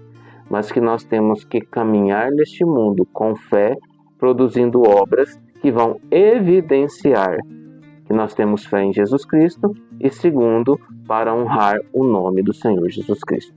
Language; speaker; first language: Portuguese; native; Portuguese